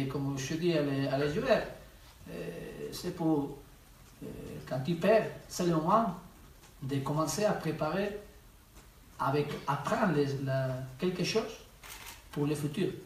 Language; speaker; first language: French; non-native, learner; Spanish